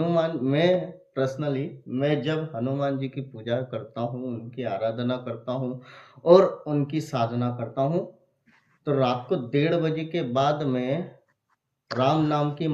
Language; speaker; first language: Hindi; native; Hindi